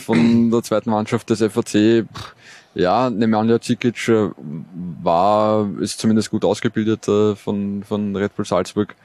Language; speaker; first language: German; native; German